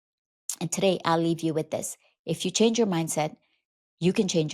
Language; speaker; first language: English; native; English